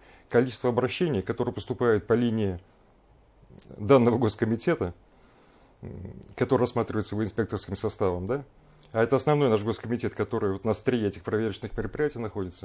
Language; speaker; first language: Russian; native; Russian